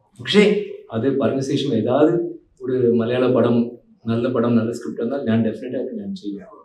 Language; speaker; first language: Malayalam; non-native, learner; Tamil